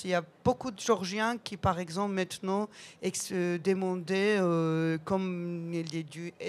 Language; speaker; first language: French; non-native, learner; Georgian